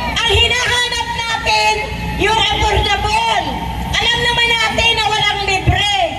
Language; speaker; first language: Filipino; non-native, local second language; Waray